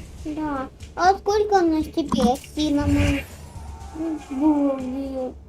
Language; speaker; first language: Russian; native; Russian